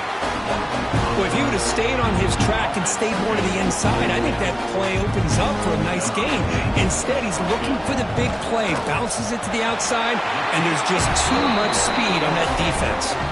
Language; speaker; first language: English; native; English